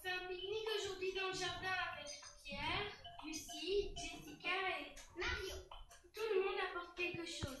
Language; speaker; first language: French; non-native, learner; Arabic